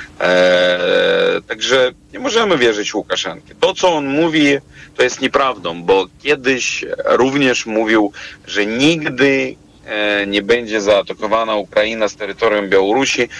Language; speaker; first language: Polish; non-native, fluent; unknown